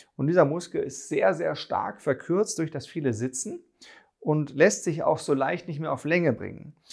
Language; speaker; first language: German; native; German